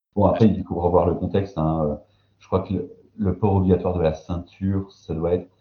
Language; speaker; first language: French; native; French